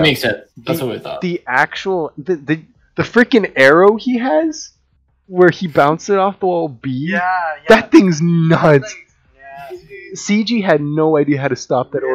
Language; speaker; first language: English; native; English